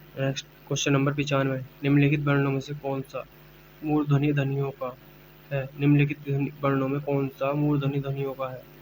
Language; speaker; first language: Hindi; native; Hindi